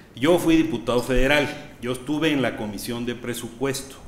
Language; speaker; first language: Spanish; native; Spanish